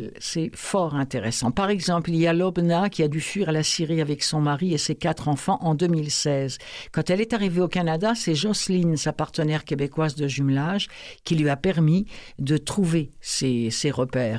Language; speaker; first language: French; native; French